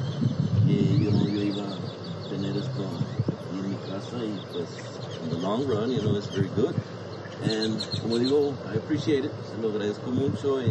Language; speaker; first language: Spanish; early bilingual, heritage; Spanish